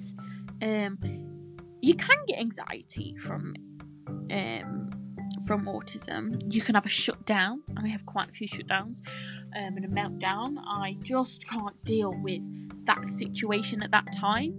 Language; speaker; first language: English; native; English